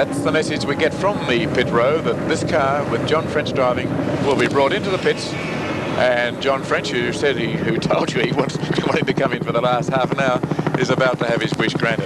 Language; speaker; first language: English; native; English